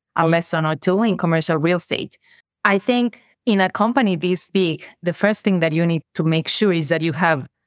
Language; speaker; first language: English; non-native, fluent; Spanish